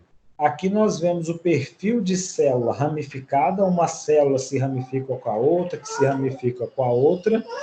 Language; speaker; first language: Portuguese; native; Portuguese